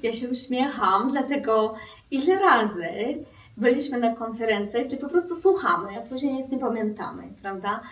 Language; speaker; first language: Polish; non-native, fluent; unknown